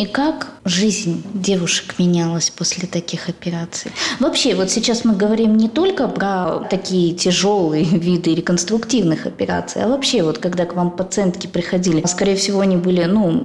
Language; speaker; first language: Russian; native; Russian